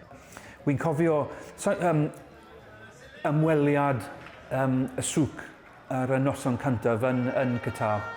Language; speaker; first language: Welsh; non-native, learner; English